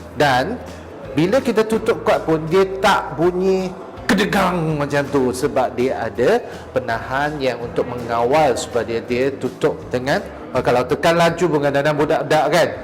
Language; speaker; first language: Malay; non-native, local second language; Chinese